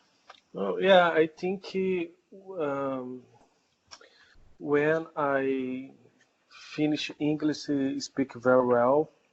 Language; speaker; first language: English; non-native, learner; Portuguese